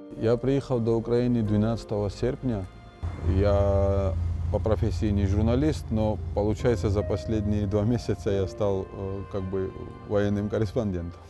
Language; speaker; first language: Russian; non-native, local second language; Georgian